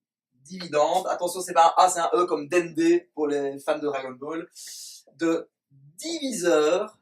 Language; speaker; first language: French; native; French